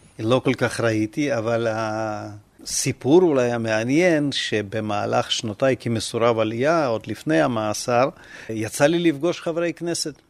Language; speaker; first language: Hebrew; non-native, fluent; Russian